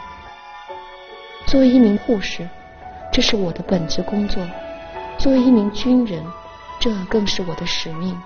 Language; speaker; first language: Chinese; native; Chinese